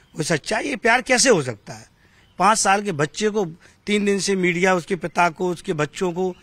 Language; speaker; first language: Hindi; native; Hindi